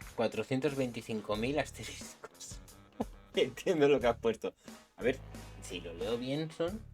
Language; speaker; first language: Spanish; native; Spanish